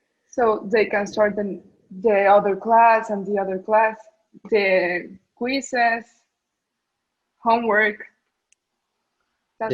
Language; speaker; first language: English; non-native, learner; Spanish